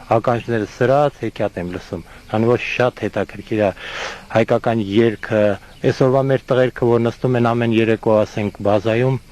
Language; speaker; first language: Armenian; non-native, fluent; Estonian